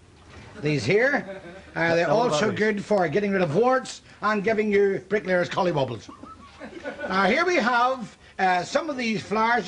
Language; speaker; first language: English; native; English